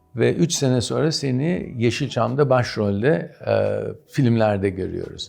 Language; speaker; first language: Turkish; native; Turkish